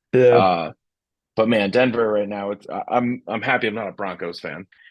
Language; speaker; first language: English; native; English